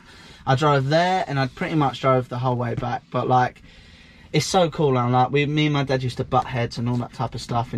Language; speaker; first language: English; native; English